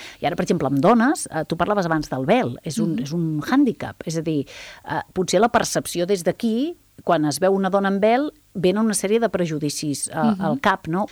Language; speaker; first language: Catalan; native; Catalan